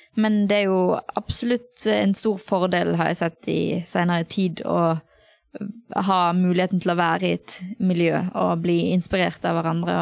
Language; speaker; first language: Norwegian; early bilingual, other home language; Tamil